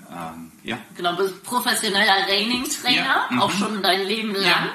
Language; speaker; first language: German; native; German